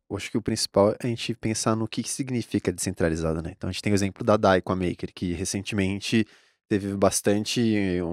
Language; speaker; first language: Portuguese; native; Portuguese